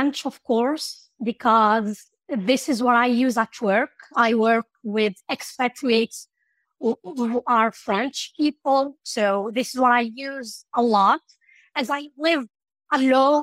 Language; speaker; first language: English; non-native, fluent; Arabic